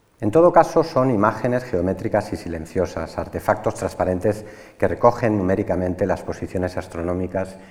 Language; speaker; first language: Spanish; native; Spanish